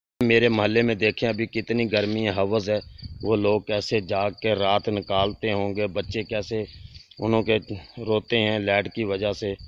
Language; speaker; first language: Urdu; non-native, local second language; Punjabi